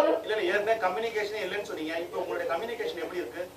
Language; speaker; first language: Tamil; native; Tamil